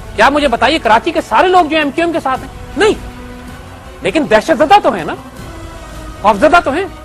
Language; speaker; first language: Urdu; native; Urdu